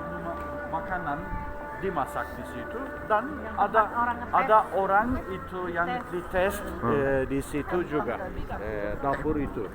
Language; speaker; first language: Indonesian; non-native, fluent; Turkish